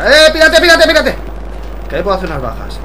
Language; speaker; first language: Spanish; native; Spanish